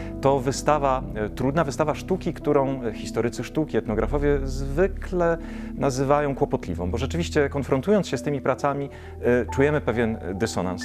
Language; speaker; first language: Polish; native; Polish